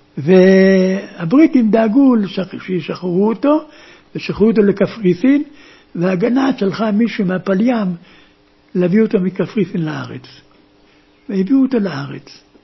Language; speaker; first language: Hebrew; early bilingual, other home language; German